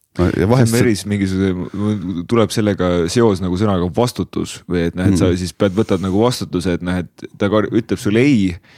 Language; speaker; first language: Estonian; native; Estonian